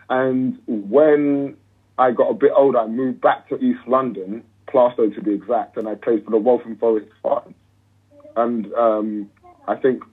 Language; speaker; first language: English; native; English